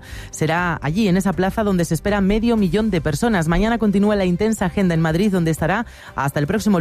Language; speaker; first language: Spanish; native; Spanish